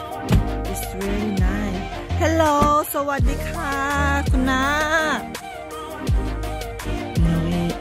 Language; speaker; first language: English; non-native, learner; Thai